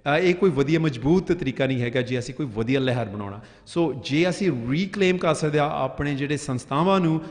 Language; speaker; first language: Punjabi; early bilingual, heritage; Punjabi